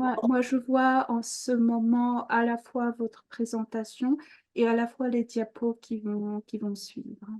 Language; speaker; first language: French; non-native, fluent; Polish